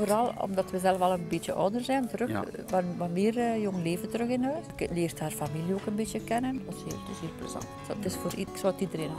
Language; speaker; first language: Dutch; native; Dutch